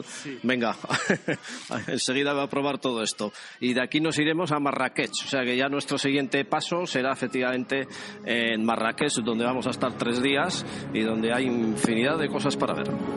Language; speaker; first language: Spanish; native; Spanish